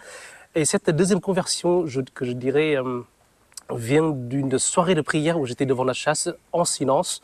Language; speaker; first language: French; non-native, fluent; Vietnamese